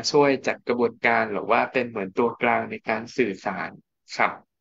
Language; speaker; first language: Thai; native; Thai